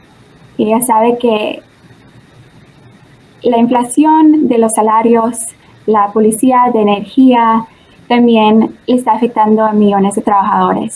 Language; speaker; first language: Spanish; early bilingual, heritage; Spanish